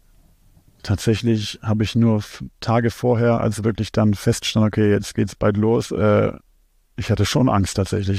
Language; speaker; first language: German; native; German